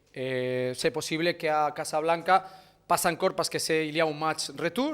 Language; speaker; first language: French; non-native, fluent; Spanish